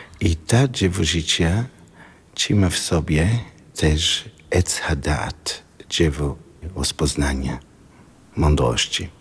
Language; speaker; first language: Polish; non-native, learner; Hebrew